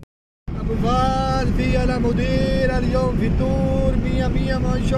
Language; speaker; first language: Arabic; non-native, learner; Urdu